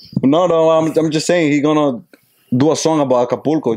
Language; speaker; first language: English; early bilingual, other home language; Spanish